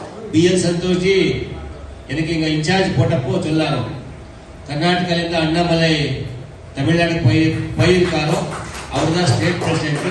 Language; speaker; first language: Tamil; non-native, learner; Kannada